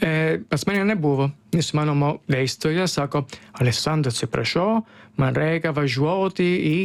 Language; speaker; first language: Lithuanian; non-native, learner; Italian